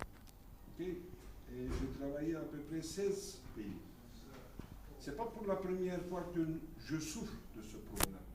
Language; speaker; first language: French; non-native, fluent; Turkish